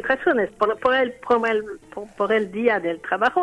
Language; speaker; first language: Spanish; non-native, learner; French